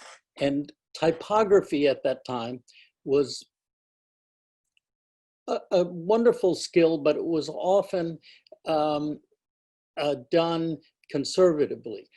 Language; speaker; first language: English; native; English